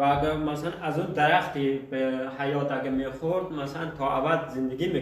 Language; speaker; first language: Persian; early bilingual, heritage; Persian